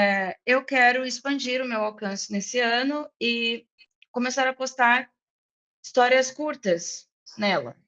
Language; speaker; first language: Portuguese; non-native, fluent; English